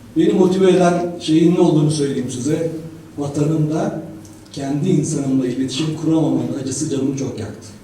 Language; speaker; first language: Turkish; native; Turkish